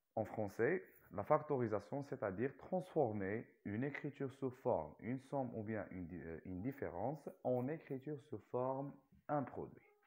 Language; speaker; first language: French; non-native, local second language; Arabic